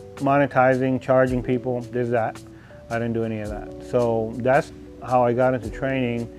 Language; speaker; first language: English; native; English